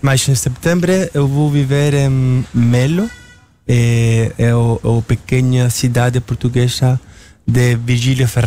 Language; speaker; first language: Portuguese; non-native, learner; Spanish